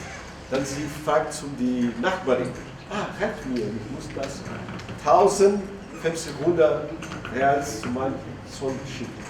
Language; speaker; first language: German; non-native, learner; Portuguese